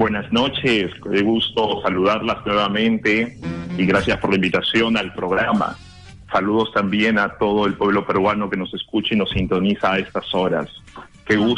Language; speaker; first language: Spanish; native; Spanish